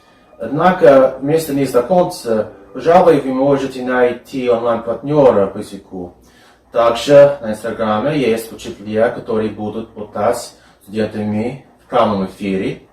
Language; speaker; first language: Russian; non-native, fluent; English